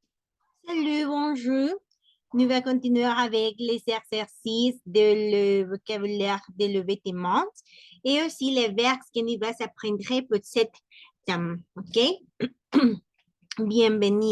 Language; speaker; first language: French; non-native, learner; Spanish